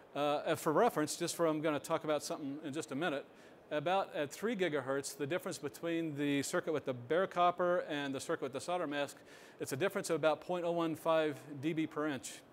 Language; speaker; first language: English; native; English